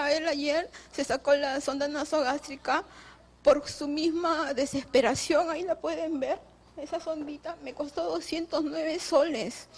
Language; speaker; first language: Spanish; native; Spanish